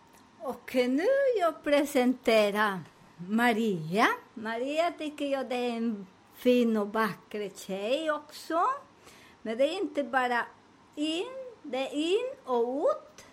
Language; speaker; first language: Swedish; non-native, learner; Spanish